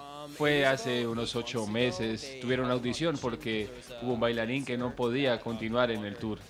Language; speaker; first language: Spanish; non-native, fluent; English